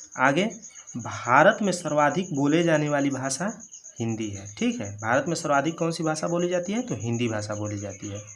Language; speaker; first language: Hindi; native; Hindi